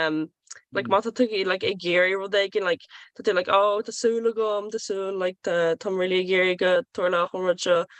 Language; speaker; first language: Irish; non-native, local second language; English